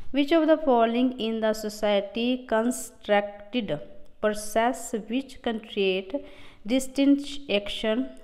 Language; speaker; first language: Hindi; non-native, local second language; Punjabi